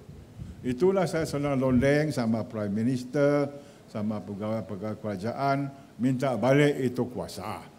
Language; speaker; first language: Malay; native; Malay